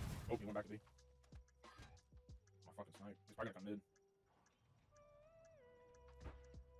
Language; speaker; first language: English; native; English